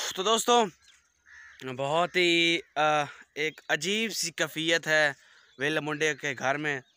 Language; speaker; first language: Urdu; non-native, local second language; Punjabi